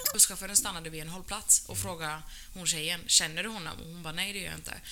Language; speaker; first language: Swedish; early bilingual, other home language; Arabic